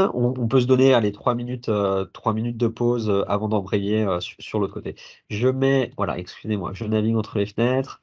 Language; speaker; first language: French; native; French